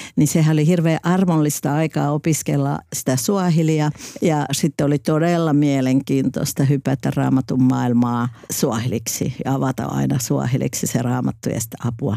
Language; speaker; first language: Finnish; native; Finnish